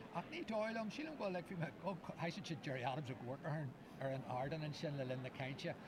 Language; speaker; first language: Irish; non-native, local second language; English